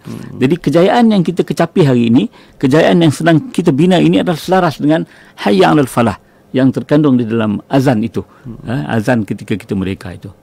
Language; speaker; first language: Malay; native; Malay